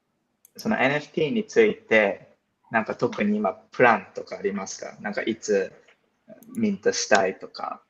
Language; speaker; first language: Japanese; non-native, fluent; English